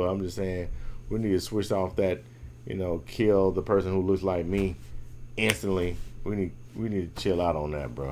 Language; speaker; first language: English; native; English